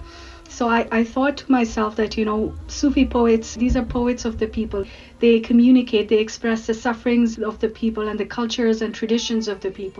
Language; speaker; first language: English; non-native, local second language; Urdu